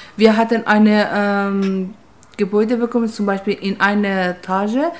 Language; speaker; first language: German; non-native, fluent; Persian